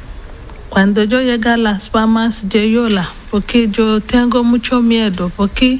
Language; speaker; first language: Spanish; non-native, learner; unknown